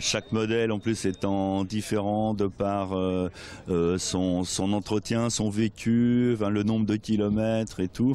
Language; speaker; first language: French; native; French